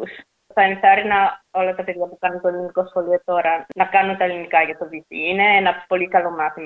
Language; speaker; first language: Greek; early bilingual, heritage; English